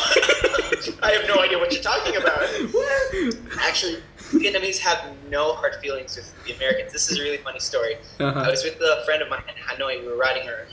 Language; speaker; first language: English; non-native, fluent; Spanish